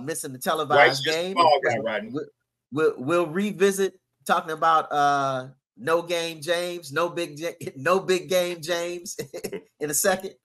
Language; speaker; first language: English; native; English